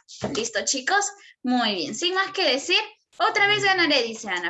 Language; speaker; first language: Spanish; native; Spanish